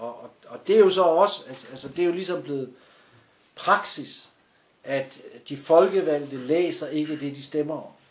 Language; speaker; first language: Danish; native; Danish